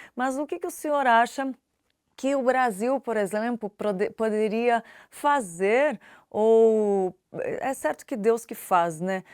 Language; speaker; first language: Portuguese; native; Portuguese